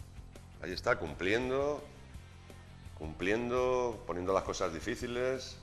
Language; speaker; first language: Spanish; native; Spanish